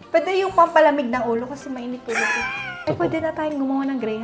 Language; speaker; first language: Filipino; native; Filipino